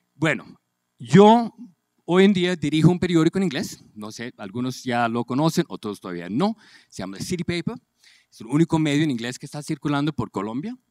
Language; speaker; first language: Spanish; native; Spanish